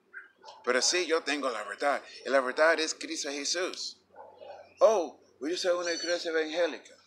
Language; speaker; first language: Spanish; non-native, fluent; English